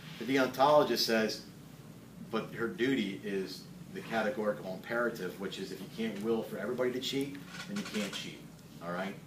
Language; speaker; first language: English; native; English